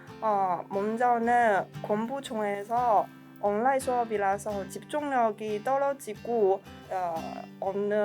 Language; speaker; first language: Korean; non-native, learner; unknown